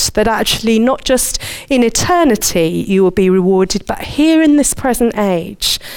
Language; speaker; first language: English; native; English